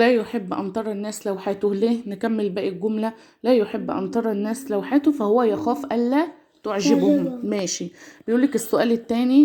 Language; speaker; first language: Arabic; native; Arabic